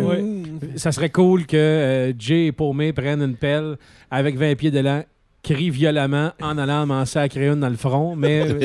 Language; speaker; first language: French; native; French